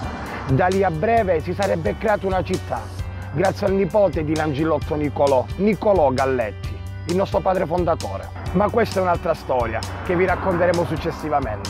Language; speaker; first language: Italian; native; Italian